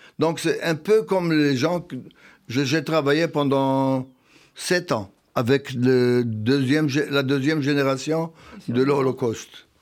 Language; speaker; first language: French; non-native, fluent; Hebrew